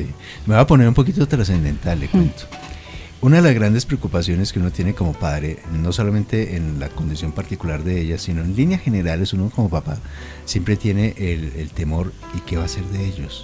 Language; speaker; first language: Spanish; native; Spanish